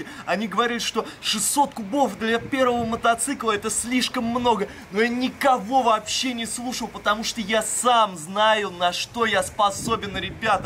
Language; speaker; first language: Russian; native; Russian